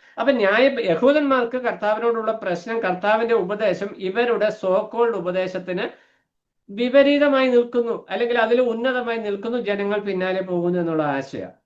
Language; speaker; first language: Malayalam; native; Malayalam